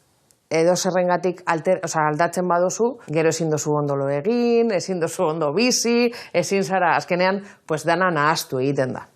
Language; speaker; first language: Basque; native; Basque